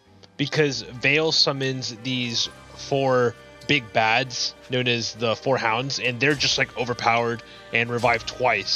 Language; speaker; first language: English; native; English